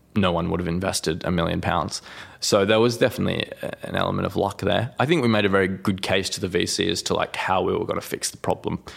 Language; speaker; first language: English; native; English